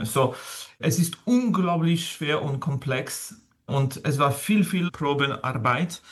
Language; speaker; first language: German; non-native, fluent; French